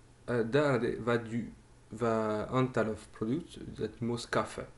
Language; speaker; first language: Norwegian; non-native, fluent; French